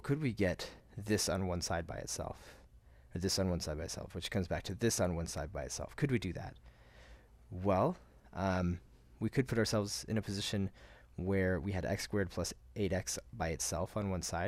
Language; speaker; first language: English; native; English